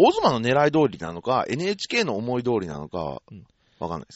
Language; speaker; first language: Japanese; native; Japanese